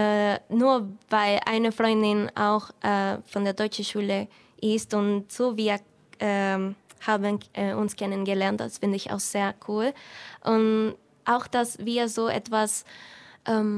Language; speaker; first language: German; non-native, fluent; Spanish